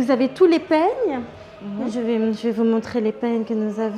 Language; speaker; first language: French; native; French